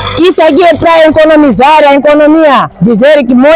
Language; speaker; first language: Portuguese; non-native, local second language; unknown